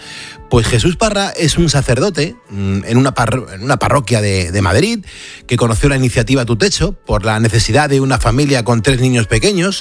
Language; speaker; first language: Spanish; native; Spanish